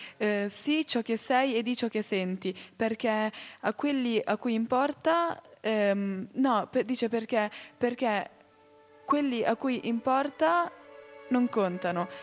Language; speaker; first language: Italian; native; Italian